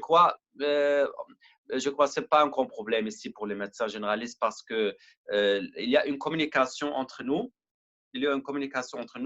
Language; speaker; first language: French; non-native, learner; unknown